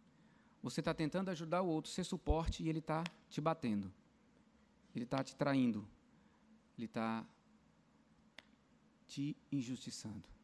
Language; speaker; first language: Portuguese; native; Portuguese